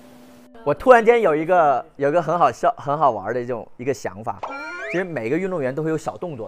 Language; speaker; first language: Chinese; non-native, local second language; Cantonese